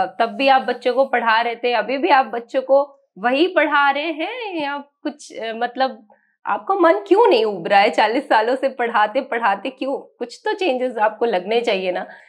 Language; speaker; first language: Hindi; native; Hindi